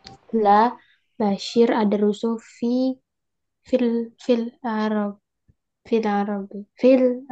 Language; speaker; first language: Arabic; non-native, learner; Indonesian